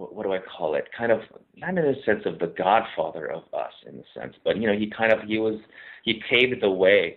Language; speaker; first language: English; native; English